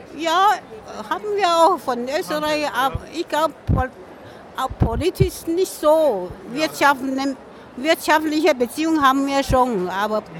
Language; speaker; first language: German; non-native, learner; Min Nan Chinese